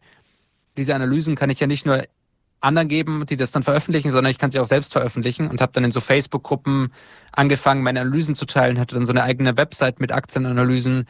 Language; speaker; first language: German; native; German